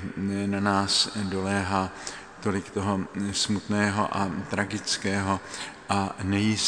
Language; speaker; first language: Czech; native; Czech